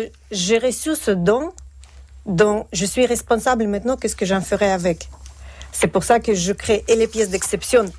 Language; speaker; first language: French; non-native, fluent; Russian